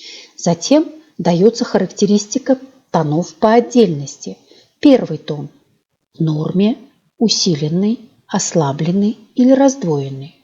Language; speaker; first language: Russian; native; Russian